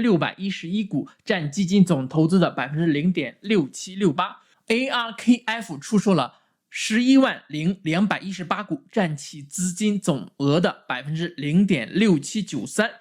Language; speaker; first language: Chinese; native; Chinese